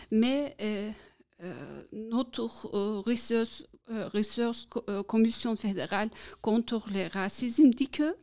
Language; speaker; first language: French; non-native, learner; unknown